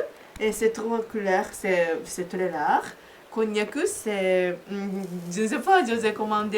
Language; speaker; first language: French; non-native, learner; Japanese